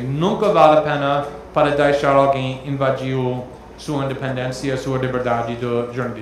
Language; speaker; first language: Portuguese; non-native, fluent; English